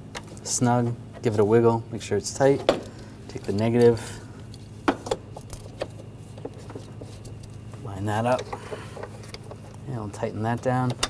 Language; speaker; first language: English; native; English